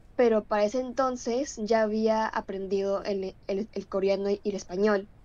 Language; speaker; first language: Spanish; native; Spanish